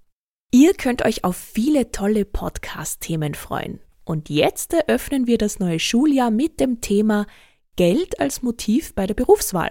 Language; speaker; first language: German; native; German